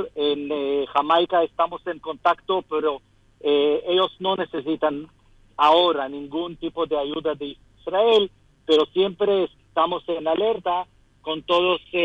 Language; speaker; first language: Spanish; non-native, fluent; Hebrew